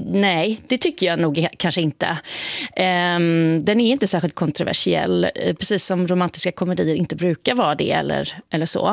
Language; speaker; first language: Swedish; native; Swedish